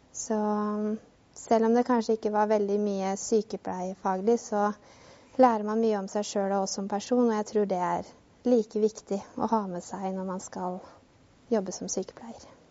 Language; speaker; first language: Norwegian; native; Norwegian